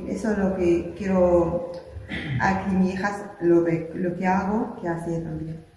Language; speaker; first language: Spanish; non-native, local second language; Arabic